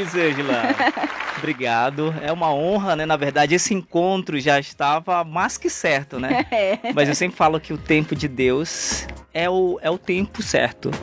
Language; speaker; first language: Portuguese; native; Portuguese